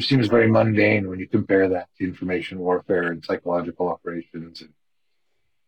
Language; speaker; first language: English; native; English